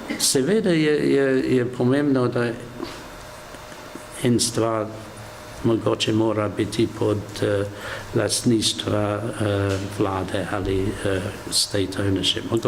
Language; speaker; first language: Slovenian; non-native, learner; English